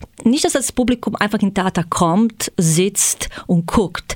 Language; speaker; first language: German; non-native, fluent; Croatian